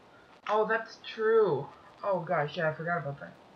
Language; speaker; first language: English; native; English